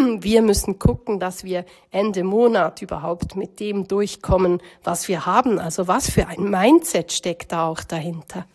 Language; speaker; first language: German; native; German